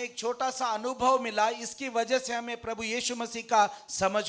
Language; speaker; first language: Hindi; native; Hindi